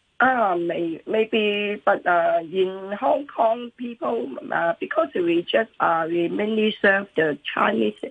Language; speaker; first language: English; non-native, local second language; Cantonese